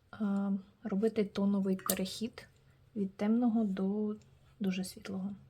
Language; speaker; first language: Ukrainian; native; Ukrainian